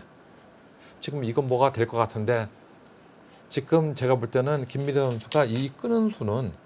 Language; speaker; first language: Korean; native; Korean